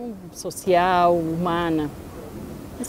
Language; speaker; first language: Portuguese; non-native, fluent; Spanish